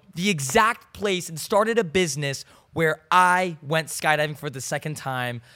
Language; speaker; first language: English; native; English